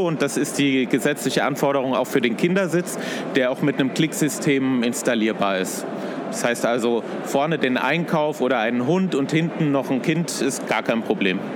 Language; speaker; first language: German; native; German